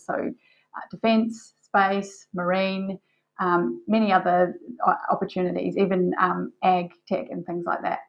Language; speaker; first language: English; native; English